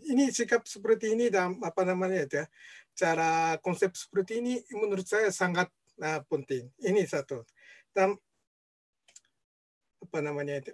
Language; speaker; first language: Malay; non-native, fluent; Japanese